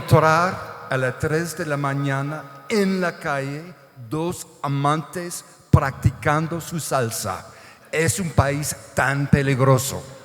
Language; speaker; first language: Spanish; non-native, fluent; English